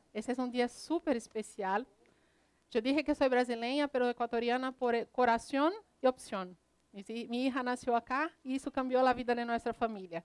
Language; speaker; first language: Spanish; non-native, fluent; Portuguese